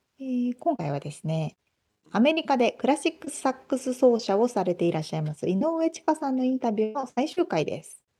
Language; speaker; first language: Japanese; native; Japanese